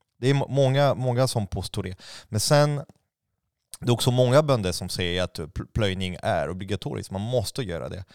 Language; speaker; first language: Swedish; non-native, fluent; French